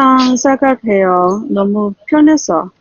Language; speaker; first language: Korean; non-native, learner; Chinese